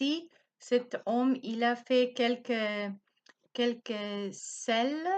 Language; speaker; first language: French; non-native, learner; Spanish